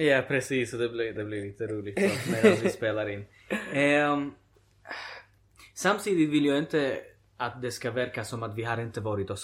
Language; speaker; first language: Swedish; early bilingual, other home language; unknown